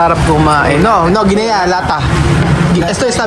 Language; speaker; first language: Spanish; non-native, learner; Filipino